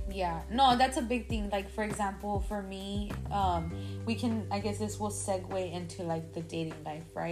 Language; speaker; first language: English; early bilingual, other home language; Spanish